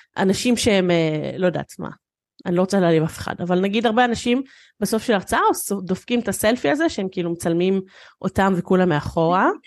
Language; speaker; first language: Hebrew; native; Hebrew